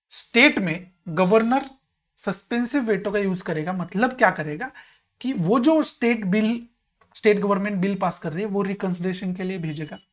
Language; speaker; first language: Hindi; non-native, local second language; Marathi